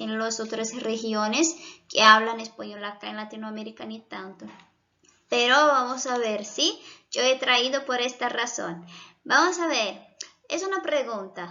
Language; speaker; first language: Spanish; non-native, fluent; Portuguese